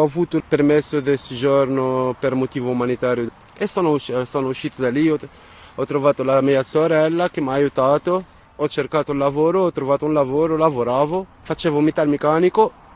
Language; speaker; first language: Italian; non-native, fluent; Arabic